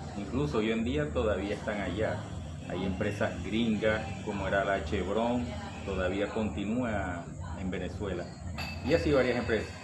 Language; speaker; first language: Spanish; native; Spanish